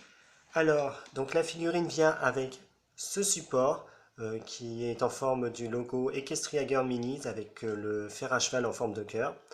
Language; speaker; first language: French; native; French